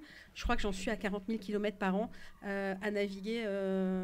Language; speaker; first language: French; native; French